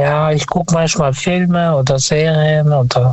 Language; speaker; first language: German; non-native, fluent; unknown